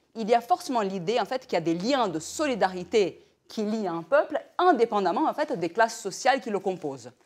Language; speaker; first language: French; non-native, fluent; Portuguese